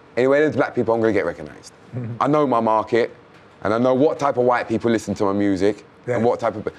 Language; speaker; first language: English; native; English